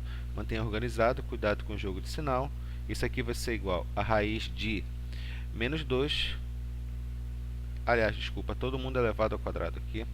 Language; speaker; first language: Portuguese; native; Portuguese